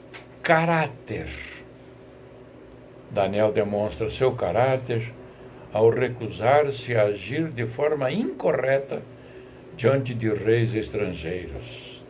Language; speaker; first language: Portuguese; native; Portuguese